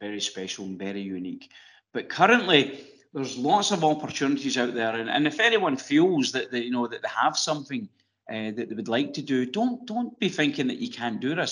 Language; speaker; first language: English; native; English